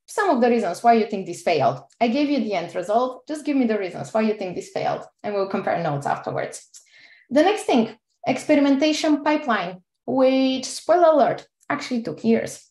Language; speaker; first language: English; non-native, fluent; Bulgarian